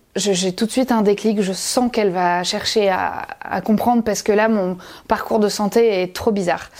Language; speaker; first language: French; native; French